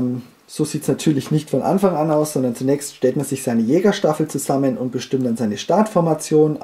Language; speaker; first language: German; native; German